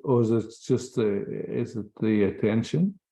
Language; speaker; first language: English; native; English